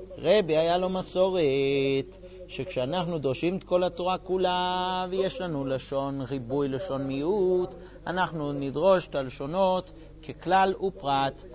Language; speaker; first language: Hebrew; non-native, fluent; English